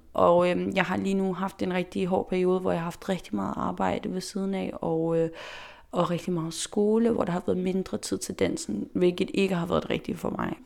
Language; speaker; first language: Danish; non-native, local second language; Faroese